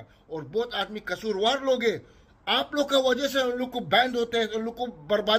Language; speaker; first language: Hindi; non-native, learner; Arabic